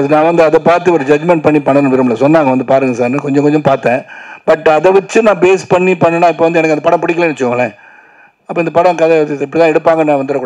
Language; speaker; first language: Tamil; native; Tamil